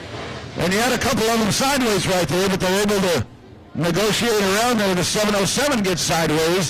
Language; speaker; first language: English; native; English